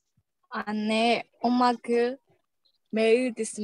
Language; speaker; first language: Korean; non-native, learner; Burmese